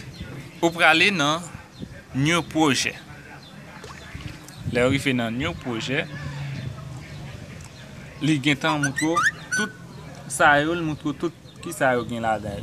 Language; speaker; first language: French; non-native, local second language; Haitian Creole